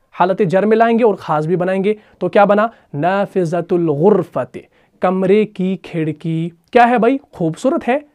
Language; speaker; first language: Urdu; non-native, local second language; Punjabi